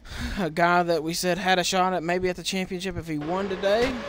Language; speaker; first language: English; native; English